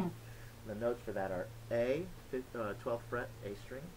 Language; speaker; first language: English; native; English